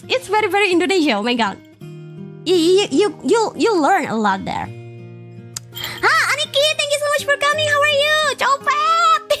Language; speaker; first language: English; non-native, fluent; Indonesian